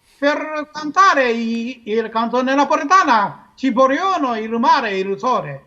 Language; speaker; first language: Italian; non-native, learner; Japanese